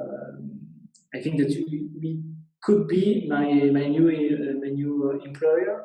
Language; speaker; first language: English; non-native, learner; Italian